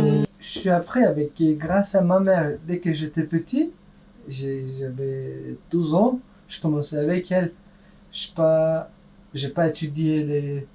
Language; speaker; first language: French; early bilingual, other home language; Turkish